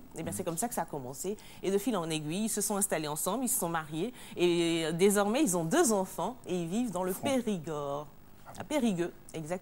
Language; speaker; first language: French; native; French